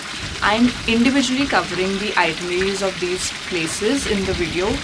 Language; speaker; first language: English; non-native, local second language; Hindi